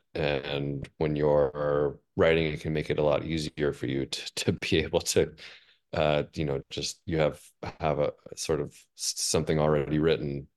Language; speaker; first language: English; native; English